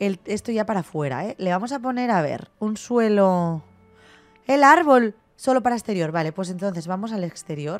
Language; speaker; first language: Spanish; native; Spanish